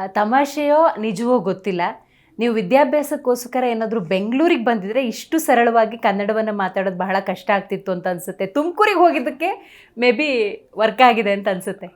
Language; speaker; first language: Kannada; native; Kannada